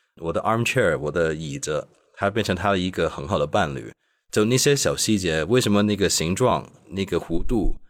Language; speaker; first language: Chinese; non-native, local second language; Cantonese